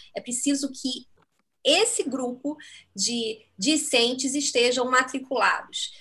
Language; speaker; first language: Portuguese; native; Portuguese